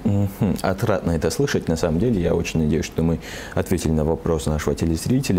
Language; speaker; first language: Russian; native; Russian